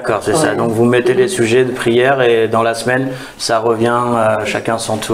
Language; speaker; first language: French; native; French